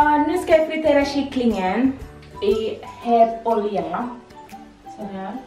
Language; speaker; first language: Swedish; non-native, learner; Indonesian